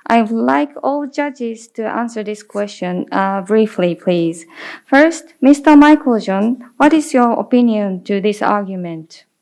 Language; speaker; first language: English; non-native, fluent; Japanese